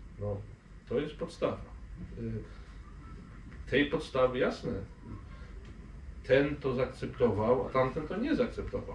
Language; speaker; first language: Polish; non-native, fluent; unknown